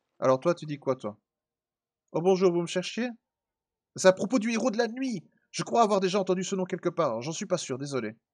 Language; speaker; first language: French; native; French